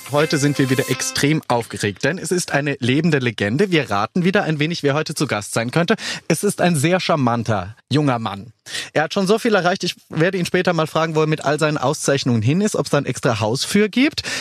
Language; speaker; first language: German; non-native, fluent; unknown